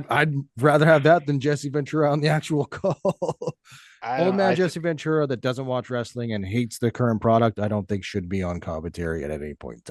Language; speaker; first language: English; native; English